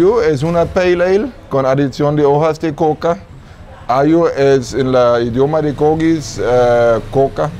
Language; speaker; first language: Spanish; non-native, fluent; German